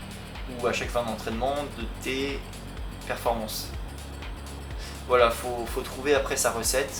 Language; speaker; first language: French; native; French